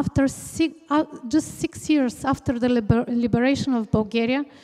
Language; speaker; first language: English; non-native, fluent; Bulgarian